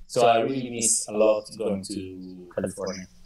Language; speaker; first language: English; non-native, fluent; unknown